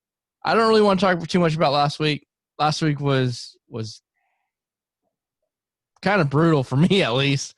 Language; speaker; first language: English; native; English